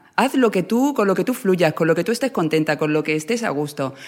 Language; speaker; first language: Spanish; native; Spanish